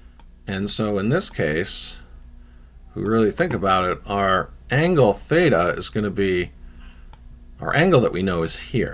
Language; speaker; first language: English; native; English